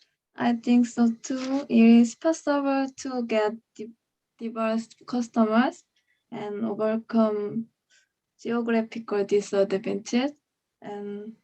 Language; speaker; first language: English; non-native, learner; Korean